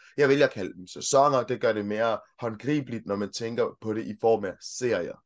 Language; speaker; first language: Danish; early bilingual, other home language; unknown